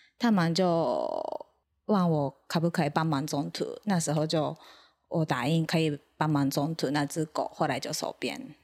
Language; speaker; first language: Chinese; non-native, fluent; Japanese